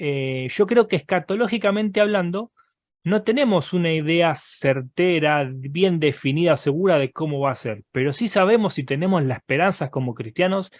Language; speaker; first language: Spanish; native; Spanish